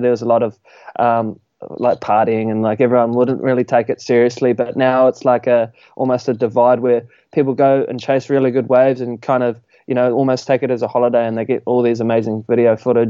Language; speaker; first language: English; native; English